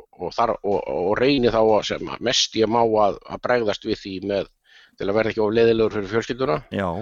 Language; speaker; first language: Icelandic; native; Icelandic